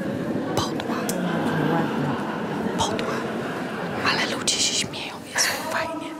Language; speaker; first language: Polish; native; Polish